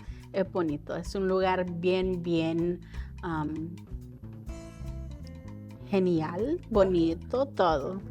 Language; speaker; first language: Spanish; early bilingual, heritage; Spanish